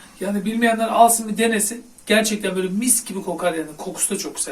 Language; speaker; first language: Turkish; native; Turkish